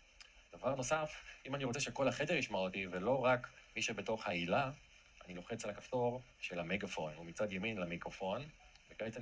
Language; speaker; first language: Hebrew; native; Hebrew